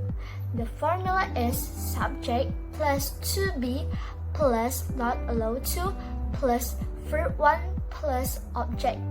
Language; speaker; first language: English; non-native, learner; Indonesian